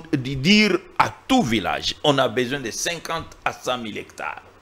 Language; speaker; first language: French; non-native, local second language; Swahili